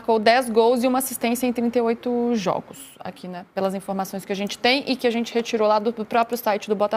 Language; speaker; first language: Portuguese; native; Portuguese